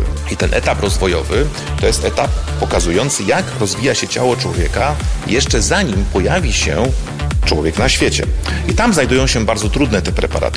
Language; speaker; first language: Polish; native; Polish